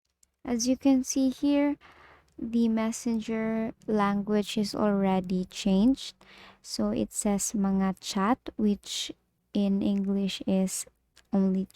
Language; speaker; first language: English; non-native, local second language; Filipino